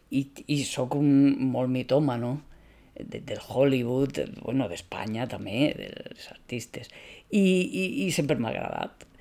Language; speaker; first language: Catalan; native; Catalan